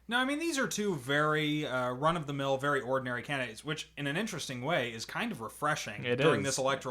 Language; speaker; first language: English; native; English